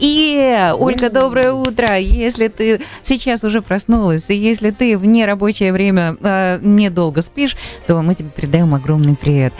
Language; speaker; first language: Russian; native; Russian